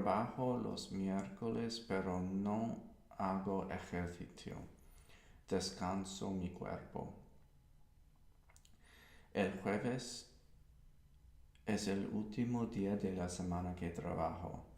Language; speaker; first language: Spanish; non-native, learner; English